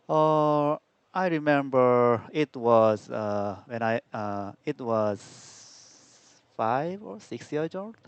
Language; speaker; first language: English; non-native, learner; Korean